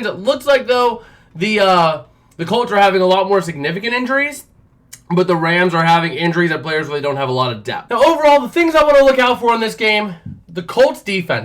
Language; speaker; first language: English; native; English